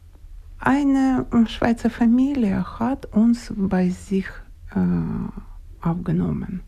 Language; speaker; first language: German; non-native, learner; Ukrainian